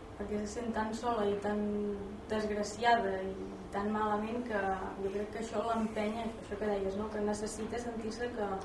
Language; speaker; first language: Catalan; non-native, local second language; Spanish